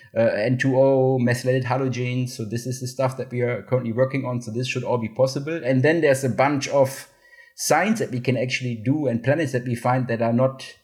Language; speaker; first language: English; non-native, fluent; German